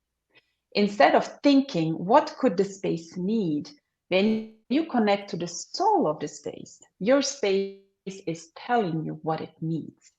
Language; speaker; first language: English; non-native, fluent; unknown